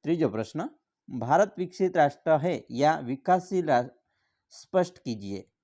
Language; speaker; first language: Hindi; non-native, local second language; Gujarati